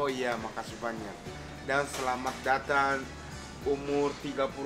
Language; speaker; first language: Indonesian; non-native, fluent; Japanese